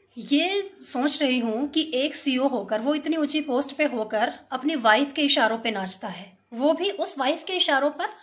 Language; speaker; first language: Hindi; native; Hindi